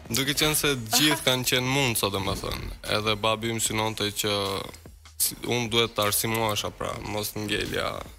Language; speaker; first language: Albanian; native; Albanian